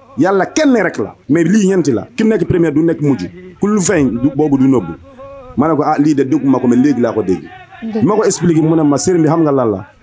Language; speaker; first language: Wolof; non-native, fluent; Bambara